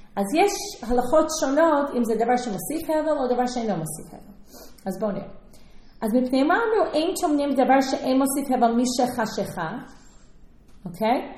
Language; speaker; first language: Hebrew; non-native, fluent; English